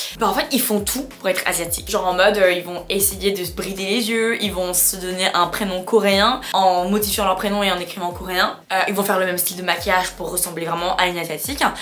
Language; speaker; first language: French; non-native, fluent; Khmer